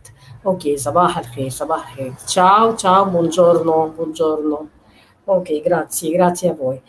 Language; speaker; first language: Arabic; native; Arabic